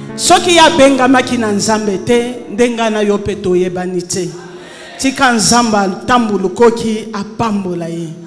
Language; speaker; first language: Lingala; non-native, local second language; Swahili